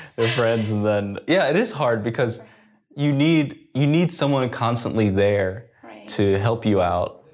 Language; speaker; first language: English; native; English